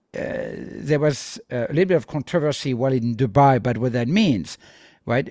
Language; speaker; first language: English; non-native, fluent; French